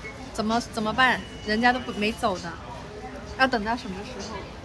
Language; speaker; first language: Chinese; non-native, local second language; Cantonese